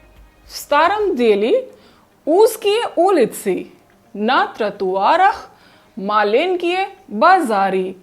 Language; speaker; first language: Russian; non-native, fluent; Hindi